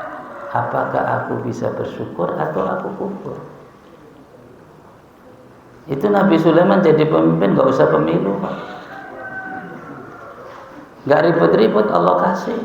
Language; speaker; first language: Indonesian; native; Indonesian